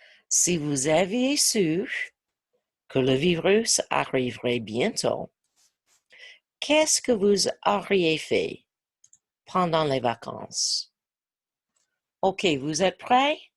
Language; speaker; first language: French; non-native, fluent; English